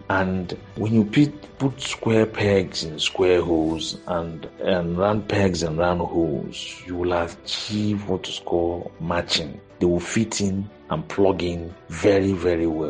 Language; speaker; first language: English; non-native, local second language; Igbo